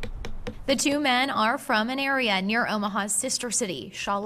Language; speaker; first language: English; native; English